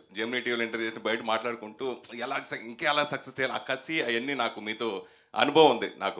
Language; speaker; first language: Telugu; native; Telugu